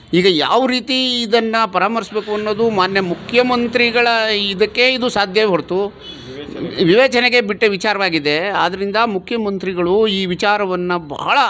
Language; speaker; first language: Kannada; non-native, local second language; Lambadi